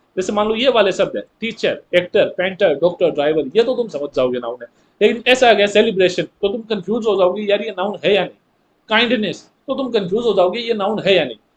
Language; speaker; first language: Hindi; native; Hindi